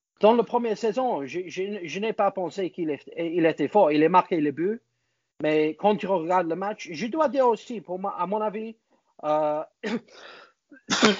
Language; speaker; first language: French; non-native, learner; English